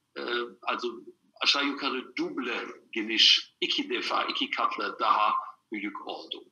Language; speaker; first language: Turkish; non-native, learner; German